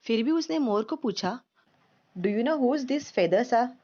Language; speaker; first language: Hindi; non-native, local second language; Marathi